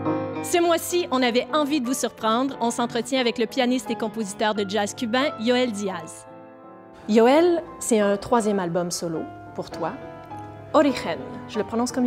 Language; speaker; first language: French; native; French